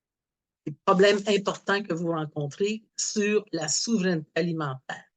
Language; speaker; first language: French; native; French